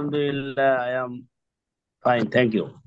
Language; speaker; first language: English; non-native, learner; Bangla